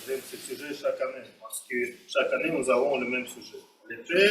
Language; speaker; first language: French; non-native, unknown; Russian